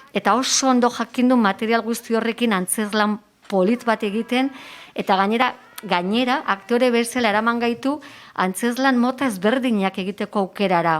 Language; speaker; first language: Basque; non-native, local second language; Spanish